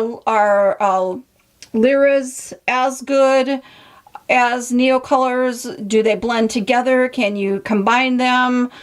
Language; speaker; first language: English; native; English